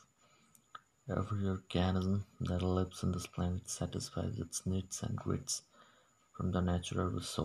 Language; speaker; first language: English; non-native, local second language; Odia